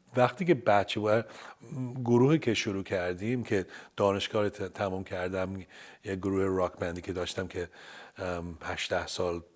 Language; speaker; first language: Persian; early bilingual, heritage; Persian